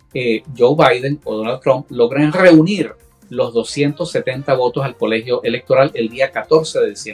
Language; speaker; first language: Spanish; native; Spanish